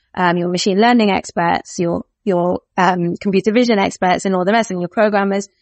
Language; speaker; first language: English; native; English